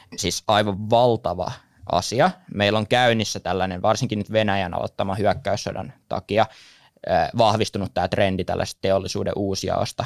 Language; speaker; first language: Finnish; native; Finnish